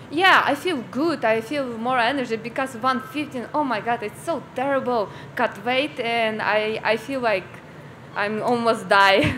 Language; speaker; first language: English; non-native, learner; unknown